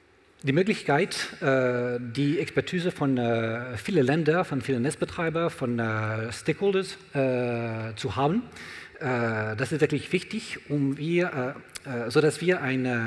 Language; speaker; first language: German; non-native, learner; French